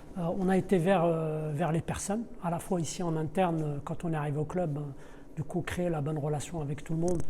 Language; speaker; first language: French; early bilingual, other home language; Arabic